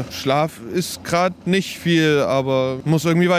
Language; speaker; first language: German; native; German